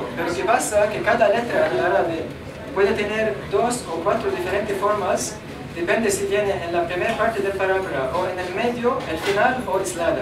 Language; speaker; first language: Spanish; non-native, learner; Arabic